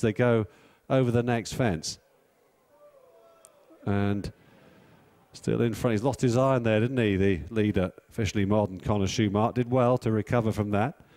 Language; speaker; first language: English; native; English